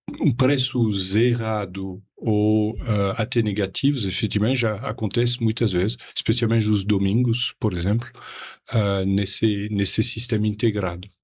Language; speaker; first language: Portuguese; non-native, fluent; French